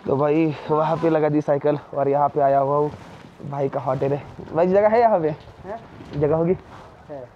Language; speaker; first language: Hindi; non-native, local second language; Marathi